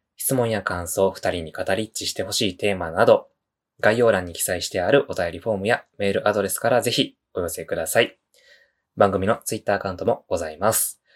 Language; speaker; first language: Japanese; native; Japanese